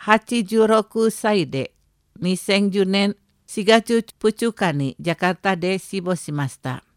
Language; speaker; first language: Japanese; non-native, fluent; Indonesian